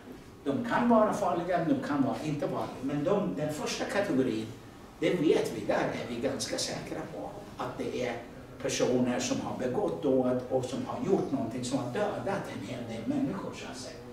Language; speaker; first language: Swedish; non-native, fluent; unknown